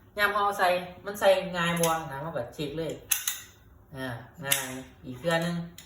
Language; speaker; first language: Thai; native; Thai